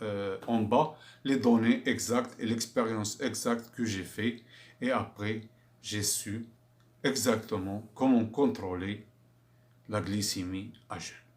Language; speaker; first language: French; non-native, fluent; Arabic